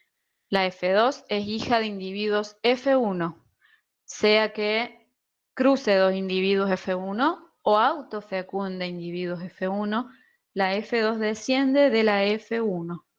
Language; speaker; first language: Spanish; native; Spanish